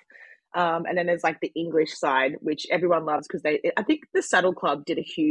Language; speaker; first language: English; native; English